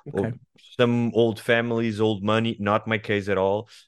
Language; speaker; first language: English; non-native, fluent; Portuguese